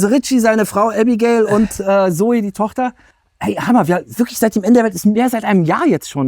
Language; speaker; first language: German; native; German